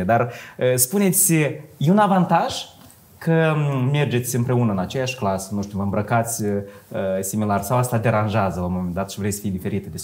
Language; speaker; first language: Romanian; native; Romanian